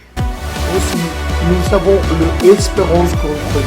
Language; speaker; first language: French; non-native, learner; Spanish